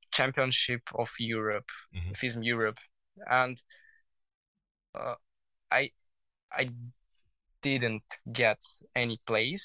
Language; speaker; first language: English; non-native, learner; Russian